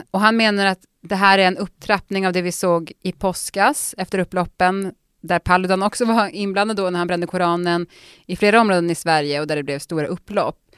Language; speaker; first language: Swedish; native; Swedish